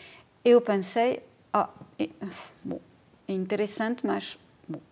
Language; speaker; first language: Portuguese; non-native, fluent; French